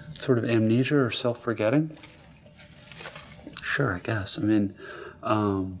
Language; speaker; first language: English; native; English